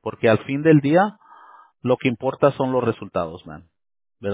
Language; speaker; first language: Spanish; early bilingual, heritage; Spanish